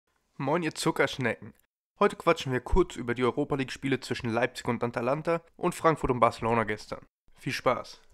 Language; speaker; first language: German; native; German